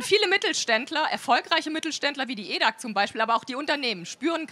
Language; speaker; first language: German; native; German